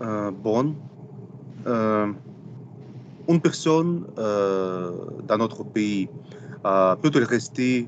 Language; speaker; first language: French; non-native, fluent; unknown